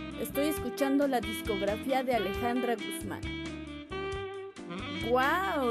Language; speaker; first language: Spanish; native; Spanish